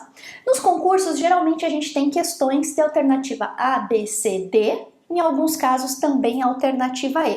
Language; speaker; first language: Portuguese; native; Portuguese